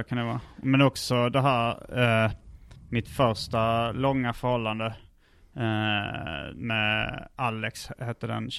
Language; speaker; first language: Swedish; native; Swedish